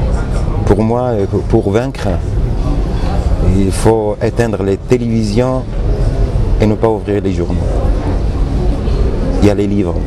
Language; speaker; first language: French; non-native, local second language; Arabic